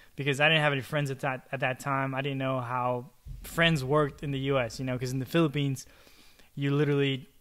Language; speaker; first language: English; early bilingual, other home language; Chavacano